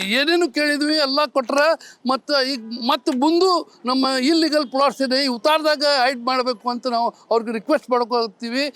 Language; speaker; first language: Kannada; non-native, local second language; Urdu